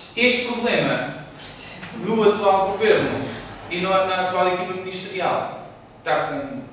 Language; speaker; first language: Portuguese; native; Portuguese